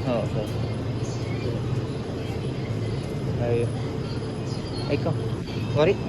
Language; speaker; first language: Japanese; non-native, learner; Filipino